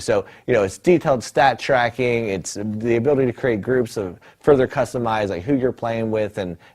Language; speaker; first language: English; native; English